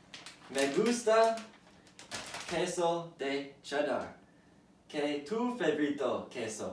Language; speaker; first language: Spanish; non-native, learner; English